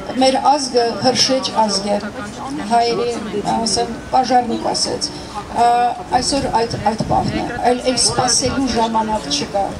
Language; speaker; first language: Armenian; native; Armenian